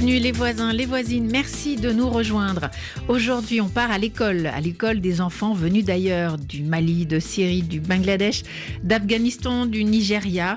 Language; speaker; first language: French; native; French